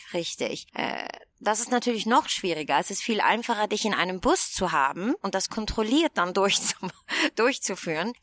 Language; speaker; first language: German; non-native, fluent; Greek